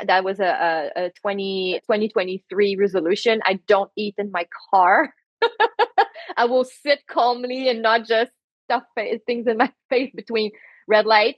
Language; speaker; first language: English; non-native, fluent; French